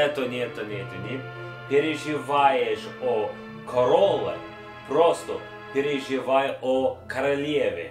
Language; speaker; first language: Russian; non-native, learner; English